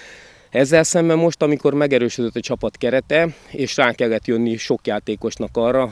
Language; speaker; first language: Hungarian; native; Hungarian